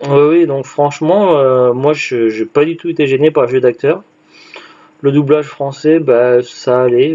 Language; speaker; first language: French; native; French